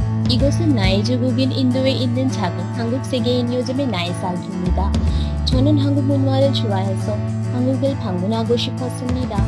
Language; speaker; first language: Korean; non-native, learner; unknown